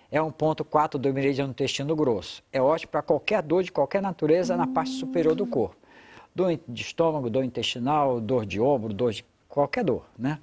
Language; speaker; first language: Portuguese; native; Portuguese